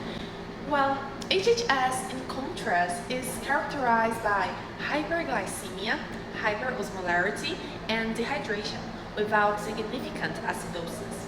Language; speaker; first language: English; non-native, fluent; Portuguese